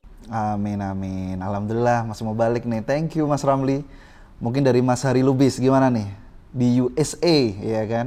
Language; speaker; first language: Indonesian; native; Indonesian